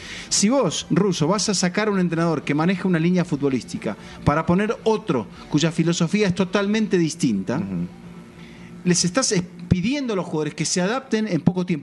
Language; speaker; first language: Spanish; native; Spanish